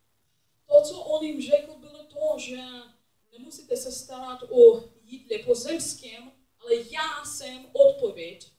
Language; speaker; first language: Czech; non-native, learner; English